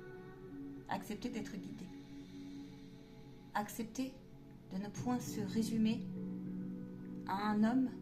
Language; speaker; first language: French; native; French